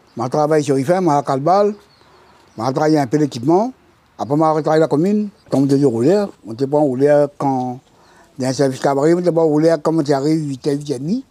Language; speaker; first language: French; non-native, local second language; Réunion Creole French